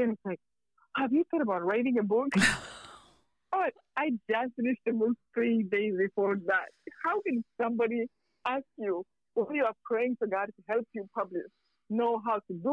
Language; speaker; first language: English; non-native, local second language; Kinyarwanda